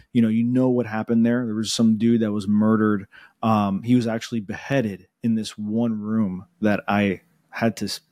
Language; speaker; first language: English; early bilingual, other home language; Spanish